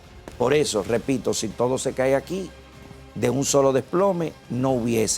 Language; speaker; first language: Spanish; native; Spanish